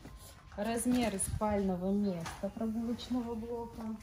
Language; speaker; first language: Russian; native; Russian